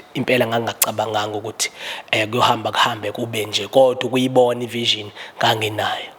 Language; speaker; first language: Zulu; native; Zulu